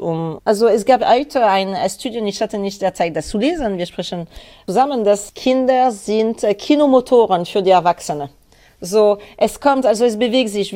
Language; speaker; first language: German; non-native, learner; French